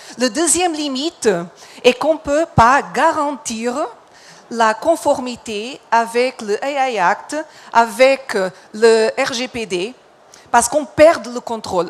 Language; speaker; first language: French; non-native, fluent; Portuguese